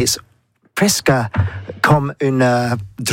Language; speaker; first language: French; non-native, learner; English